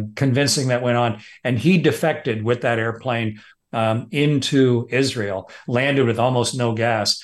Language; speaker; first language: English; native; English